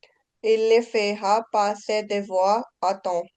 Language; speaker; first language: French; non-native, learner; Punjabi